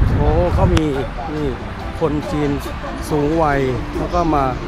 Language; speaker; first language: Thai; native; Thai